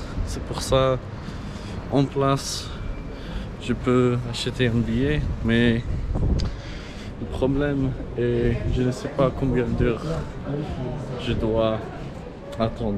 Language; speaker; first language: French; non-native, learner; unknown